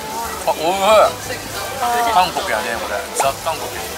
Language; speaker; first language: Japanese; native; Japanese